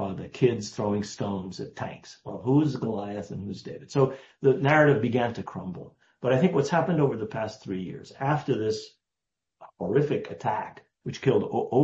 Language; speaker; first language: English; native; English